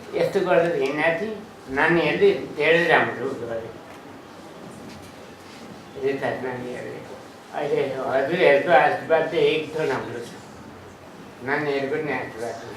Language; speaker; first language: Nepali; non-native, local second language; Newari